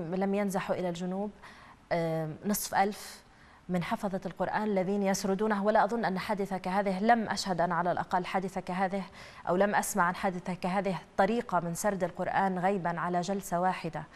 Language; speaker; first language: Arabic; native; Arabic